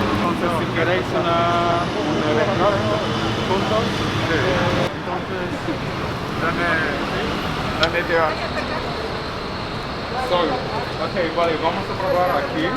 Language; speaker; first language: Spanish; non-native, learner; English